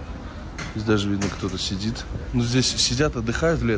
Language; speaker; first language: Russian; native; Russian